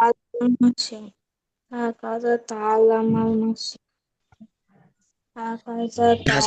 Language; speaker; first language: Arabic; non-native, learner; Bangla